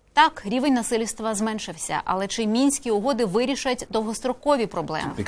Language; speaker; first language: Ukrainian; native; Ukrainian